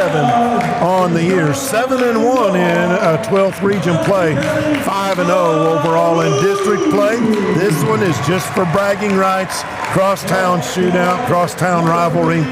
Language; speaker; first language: English; native; English